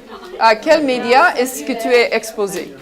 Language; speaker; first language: French; non-native, fluent; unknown